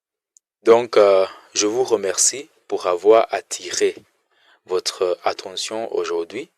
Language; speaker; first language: French; non-native, fluent; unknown